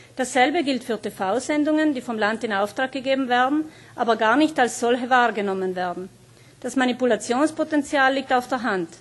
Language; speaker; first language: German; native; German